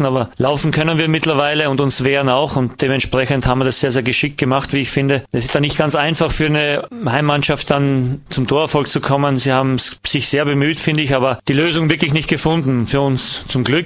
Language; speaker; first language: German; native; German